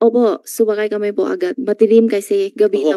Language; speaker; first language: Filipino; non-native, learner; Chinese